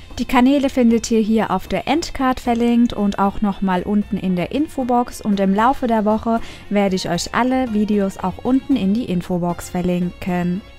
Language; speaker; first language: German; early bilingual, other home language; Turkish